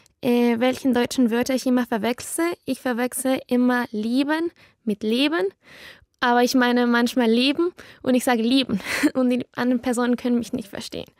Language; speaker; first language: German; non-native, learner; Spanish